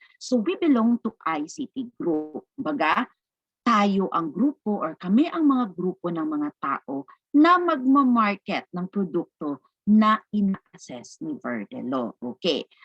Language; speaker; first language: Filipino; non-native, local second language; Cebuano